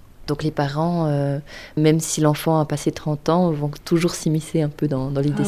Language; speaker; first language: French; native; French